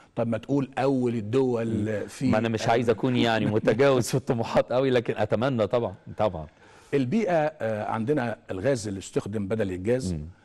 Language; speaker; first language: Arabic; native; Arabic